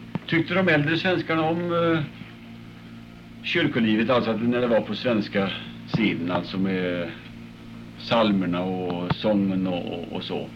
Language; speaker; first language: Swedish; native; Swedish